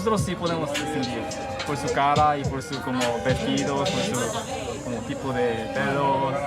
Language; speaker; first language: Spanish; non-native, learner; Korean